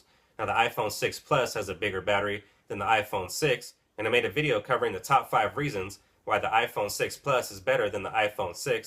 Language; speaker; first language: English; native; English